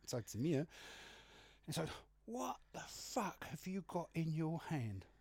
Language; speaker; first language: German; non-native, fluent; English